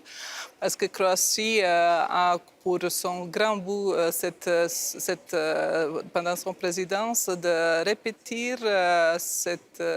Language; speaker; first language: French; non-native, fluent; Croatian